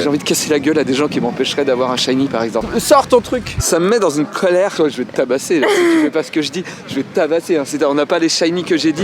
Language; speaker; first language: French; native; French